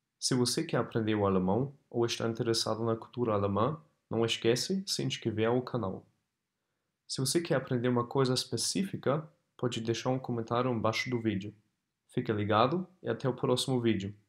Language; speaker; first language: Portuguese; non-native, fluent; German